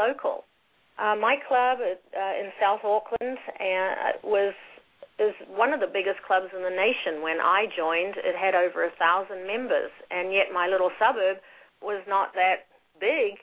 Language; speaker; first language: English; native; English